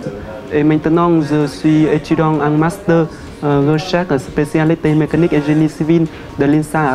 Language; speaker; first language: French; non-native, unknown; Vietnamese